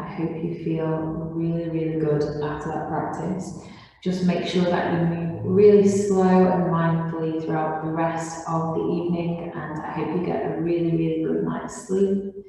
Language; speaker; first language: English; native; English